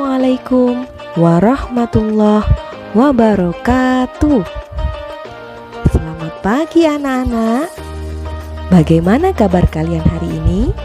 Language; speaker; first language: Indonesian; native; Indonesian